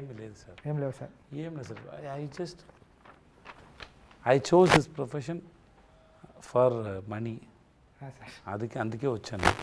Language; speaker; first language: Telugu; non-native, learner; Tamil